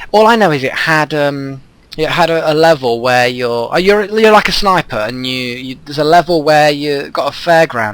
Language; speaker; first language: English; native; English